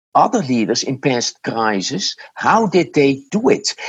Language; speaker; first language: English; non-native, fluent; Dutch